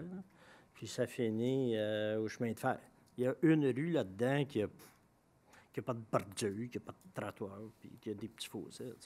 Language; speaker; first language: French; native; French